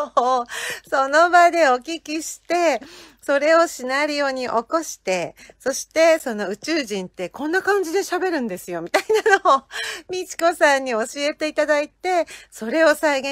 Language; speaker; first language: Japanese; native; Japanese